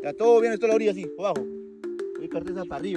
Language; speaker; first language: Spanish; native; Spanish